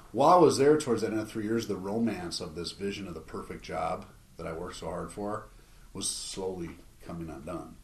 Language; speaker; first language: English; native; English